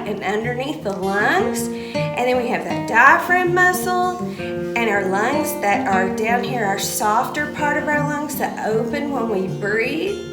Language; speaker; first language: English; native; English